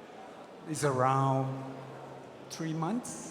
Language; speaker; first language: English; non-native, learner; Thai